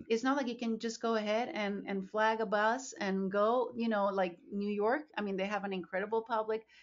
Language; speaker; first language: English; non-native, fluent; Spanish